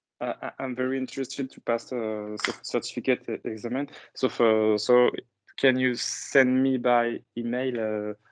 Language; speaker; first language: English; non-native, fluent; French